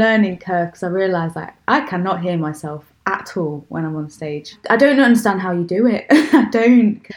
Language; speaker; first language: English; native; English